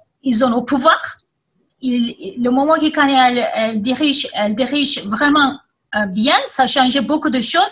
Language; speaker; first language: French; non-native, fluent; Kurdish